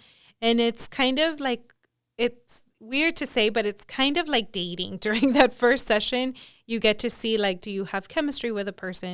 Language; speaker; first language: English; early bilingual, other home language; Spanish